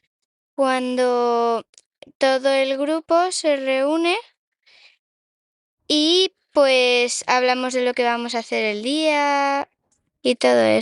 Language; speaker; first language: Spanish; native; Spanish